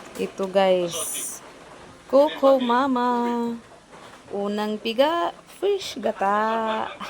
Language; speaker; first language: Filipino; non-native, local second language; Cebuano